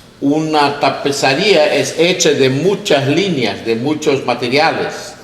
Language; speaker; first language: Spanish; non-native, learner; English